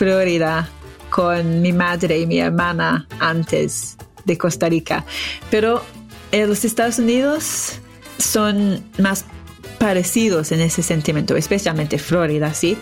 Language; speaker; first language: Spanish; non-native, learner; English